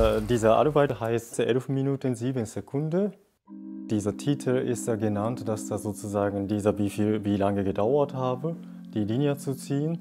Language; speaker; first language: German; non-native, fluent; Japanese